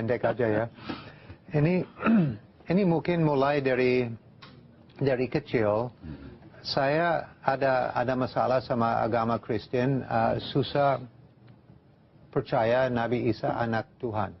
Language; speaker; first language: Indonesian; non-native, fluent; English